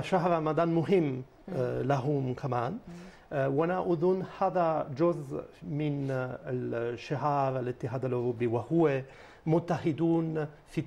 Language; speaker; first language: Arabic; non-native, fluent; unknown